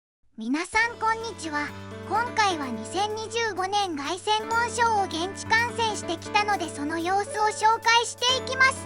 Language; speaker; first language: Japanese; native; Japanese